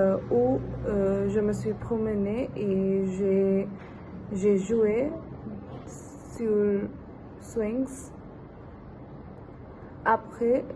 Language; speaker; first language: French; non-native, learner; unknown